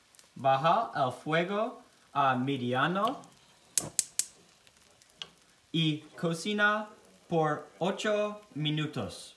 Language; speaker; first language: Spanish; non-native, learner; English